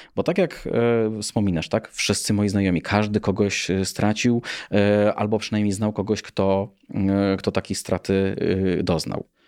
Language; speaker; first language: Polish; native; Polish